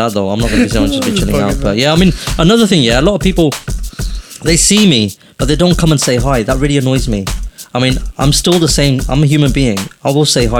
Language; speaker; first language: English; native; English